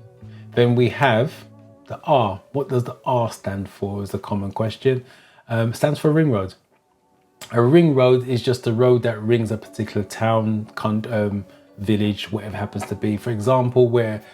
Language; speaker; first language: English; native; English